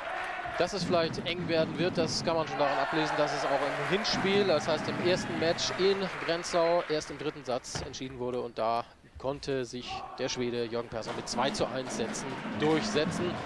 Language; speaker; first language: German; native; German